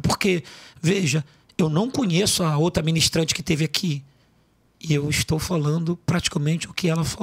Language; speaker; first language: Portuguese; native; Portuguese